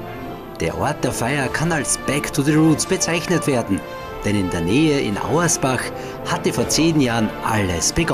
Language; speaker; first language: German; native; German